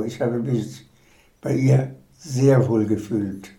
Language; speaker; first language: German; non-native, fluent; Bangla